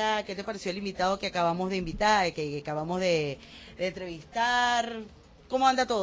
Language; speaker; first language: Spanish; native; Spanish